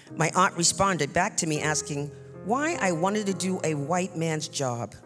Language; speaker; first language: English; native; English